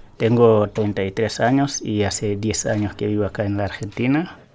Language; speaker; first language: Spanish; non-native, fluent; Wolof